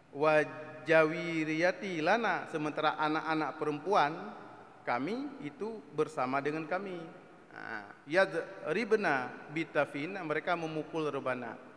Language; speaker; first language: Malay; non-native, local second language; Achinese